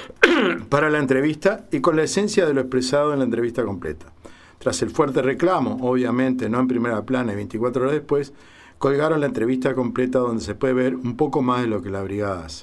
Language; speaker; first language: Spanish; native; Spanish